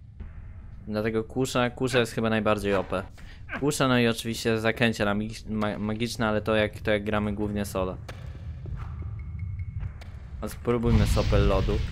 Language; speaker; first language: Polish; native; Polish